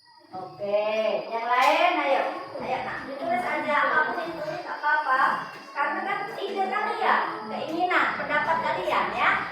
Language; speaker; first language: Indonesian; native; Indonesian